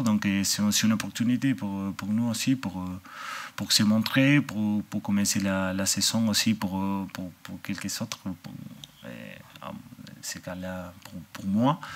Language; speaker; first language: French; non-native, fluent; English